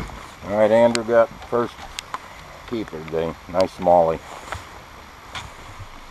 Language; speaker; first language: English; native; English